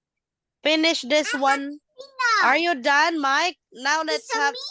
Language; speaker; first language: English; non-native, local second language; Filipino